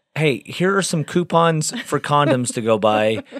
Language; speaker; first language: English; native; English